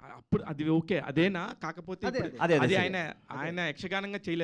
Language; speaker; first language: Telugu; native; Telugu